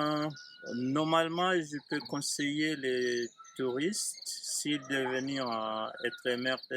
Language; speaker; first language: French; non-native, learner; Swahili